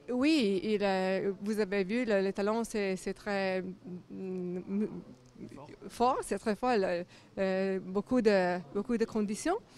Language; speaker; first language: French; non-native, learner; Italian